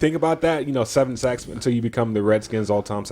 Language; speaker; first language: English; native; English